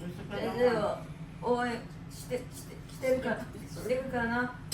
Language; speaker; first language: Japanese; early bilingual, other home language; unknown